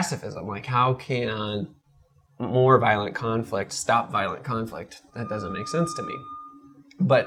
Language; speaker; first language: English; native; English